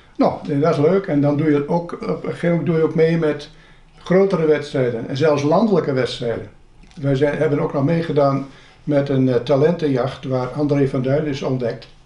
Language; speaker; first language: Dutch; native; Dutch